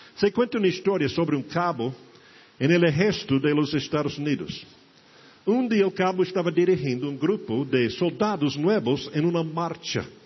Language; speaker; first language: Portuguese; non-native, fluent; English